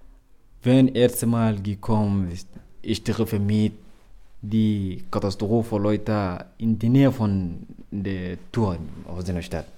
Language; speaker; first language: German; non-native, learner; Arabic